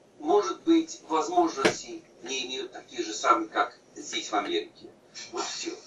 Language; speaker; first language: Russian; native; Russian